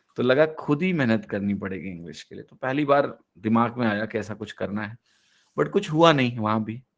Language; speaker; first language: Hindi; native; Hindi